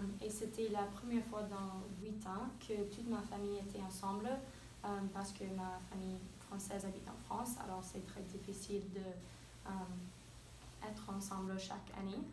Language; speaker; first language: French; non-native, learner; English